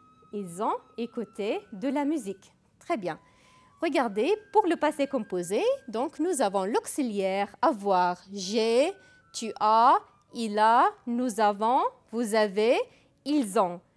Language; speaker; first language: French; non-native, fluent; Arabic